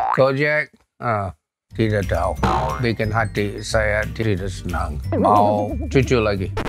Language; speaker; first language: Malay; non-native, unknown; English